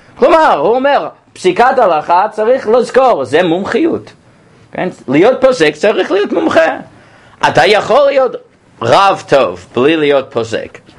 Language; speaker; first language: Hebrew; non-native, fluent; English